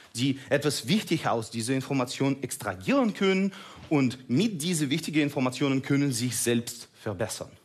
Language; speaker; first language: German; non-native, fluent; Russian